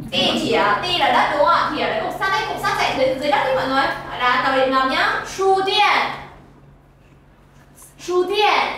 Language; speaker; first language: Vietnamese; native; Vietnamese